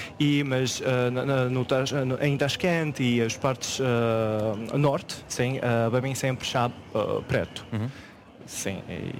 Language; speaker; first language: Portuguese; non-native, learner; Uzbek